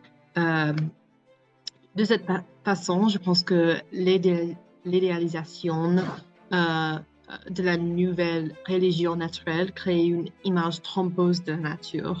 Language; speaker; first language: French; non-native, learner; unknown